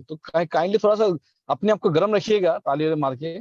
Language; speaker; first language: Hindi; non-native, local second language; Assamese